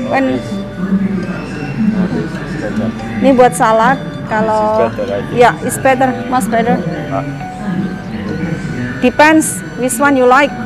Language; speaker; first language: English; non-native, fluent; Indonesian